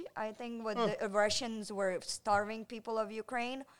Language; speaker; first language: English; non-native, fluent; Ukrainian